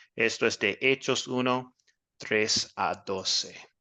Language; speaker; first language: Spanish; non-native, learner; English